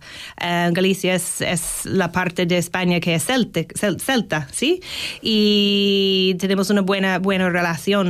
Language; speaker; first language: Spanish; non-native, fluent; English